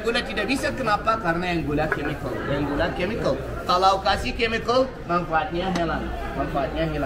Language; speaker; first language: Indonesian; non-native, learner; Turkish